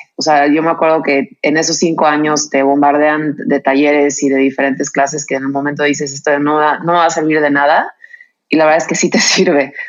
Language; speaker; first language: Spanish; native; Spanish